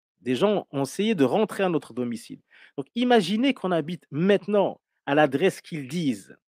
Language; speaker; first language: French; non-native, local second language; Arabic